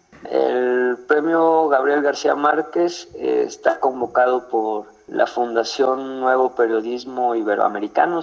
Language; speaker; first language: Spanish; native; Spanish